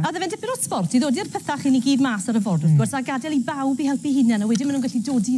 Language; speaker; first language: Welsh; native; Welsh